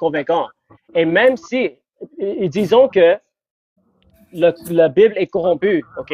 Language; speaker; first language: French; non-native, fluent; English